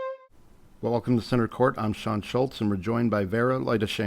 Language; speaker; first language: English; native; English